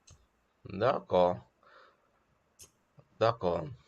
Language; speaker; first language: French; non-native, learner; Telugu